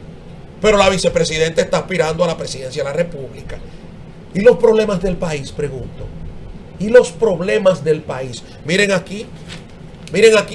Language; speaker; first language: Spanish; native; Spanish